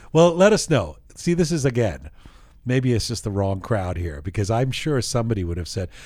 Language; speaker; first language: English; native; English